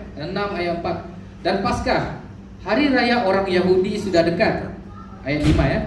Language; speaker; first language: Malay; non-native, local second language; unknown